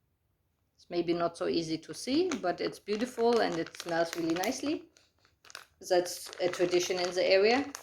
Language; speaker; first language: English; non-native, fluent; German